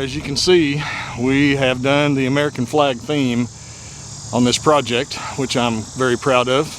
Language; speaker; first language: English; native; English